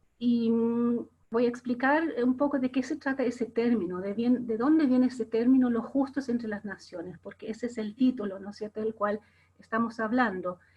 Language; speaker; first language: Spanish; non-native, fluent; German